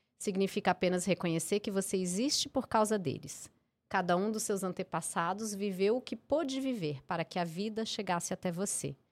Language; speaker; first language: Portuguese; early bilingual, heritage; English